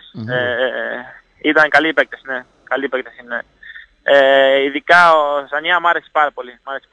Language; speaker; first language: Greek; non-native, fluent; Italian